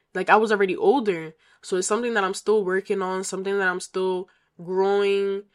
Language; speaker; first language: English; native; English